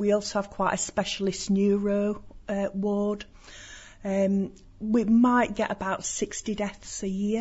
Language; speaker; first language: English; native; English